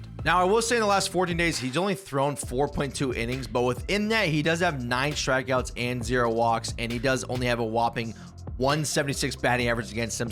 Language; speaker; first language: English; native; English